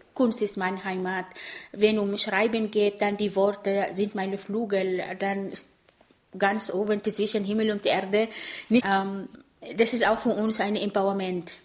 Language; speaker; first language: German; non-native, fluent; Arabic